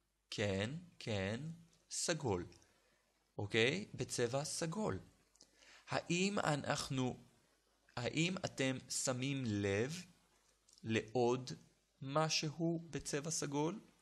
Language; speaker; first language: Hebrew; native; Hebrew